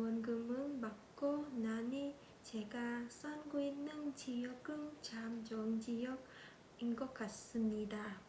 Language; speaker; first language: Korean; non-native, learner; Vietnamese